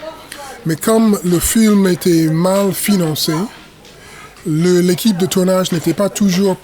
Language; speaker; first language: French; non-native, fluent; English